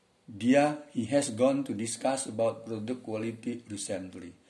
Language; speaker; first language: English; non-native, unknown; Indonesian